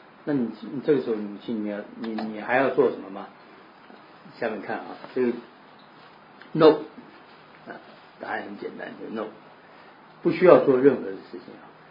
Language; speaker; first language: Chinese; native; Chinese